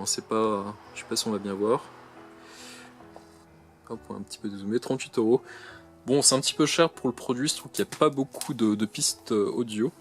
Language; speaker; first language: French; native; French